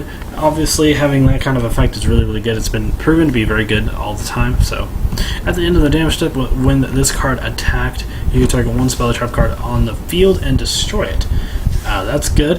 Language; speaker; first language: English; native; English